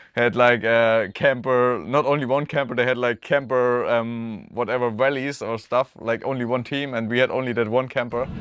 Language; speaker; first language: English; non-native, fluent; German